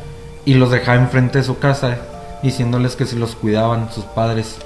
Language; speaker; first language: Spanish; native; Spanish